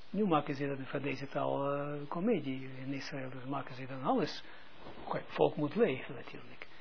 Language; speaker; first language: Dutch; non-native, fluent; Hebrew